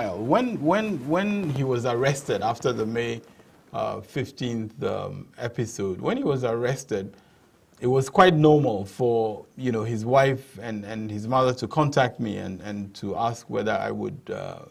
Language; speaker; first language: English; non-native, local second language; Ewe